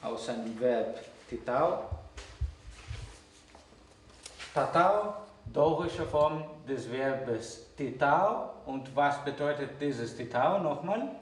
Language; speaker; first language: German; non-native, fluent; Greek